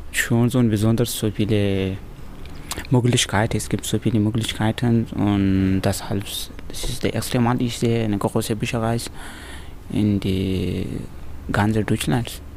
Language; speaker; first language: German; non-native, learner; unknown